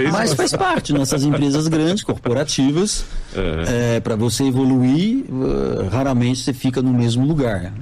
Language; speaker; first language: Portuguese; non-native, fluent; French